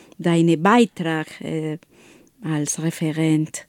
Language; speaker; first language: German; non-native, learner; Spanish